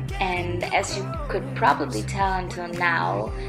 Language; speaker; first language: English; non-native, fluent; German